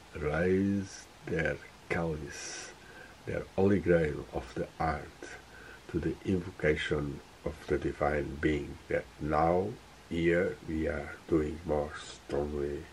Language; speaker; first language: English; non-native, fluent; Portuguese